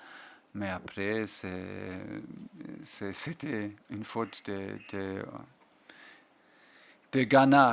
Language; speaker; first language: French; non-native, fluent; German